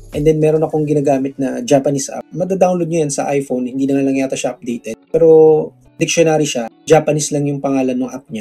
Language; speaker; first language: Filipino; non-native, local second language; Cebuano